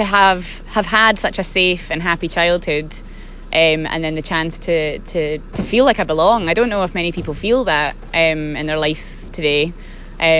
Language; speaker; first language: English; native; English